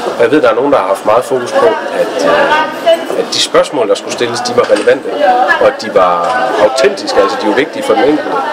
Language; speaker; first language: Danish; native; Danish